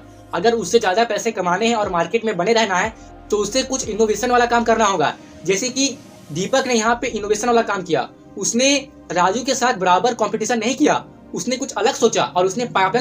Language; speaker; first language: Hindi; native; Hindi